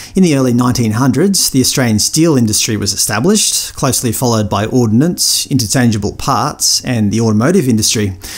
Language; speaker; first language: English; native; English